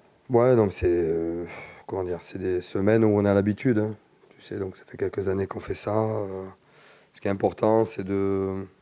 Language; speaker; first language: French; native; French